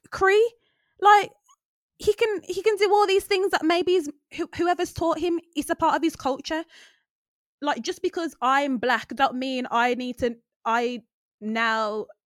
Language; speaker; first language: English; native; English